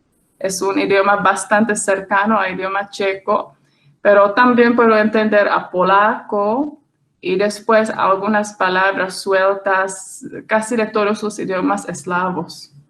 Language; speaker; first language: Spanish; non-native, fluent; Czech